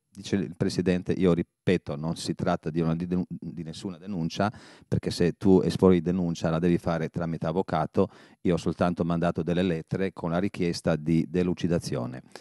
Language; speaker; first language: Italian; native; Italian